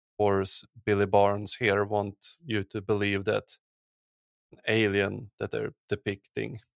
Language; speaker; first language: English; non-native, fluent; Swedish